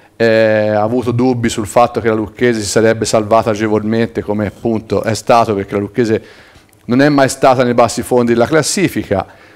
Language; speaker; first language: Italian; native; Italian